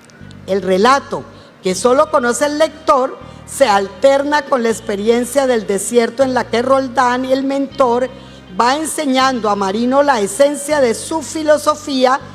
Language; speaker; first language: Spanish; native; Spanish